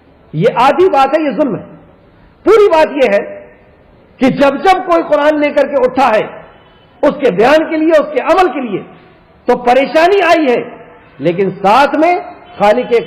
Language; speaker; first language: Urdu; native; Urdu